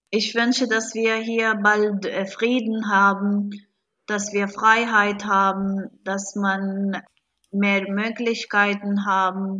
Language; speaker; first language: German; non-native, fluent; Arabic